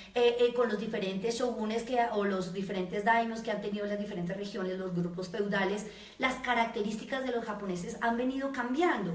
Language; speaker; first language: Spanish; native; Spanish